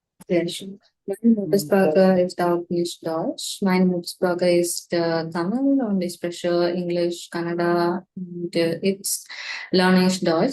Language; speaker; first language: German; non-native, learner; Tamil